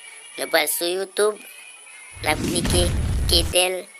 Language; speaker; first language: French; non-native, learner; Haitian Creole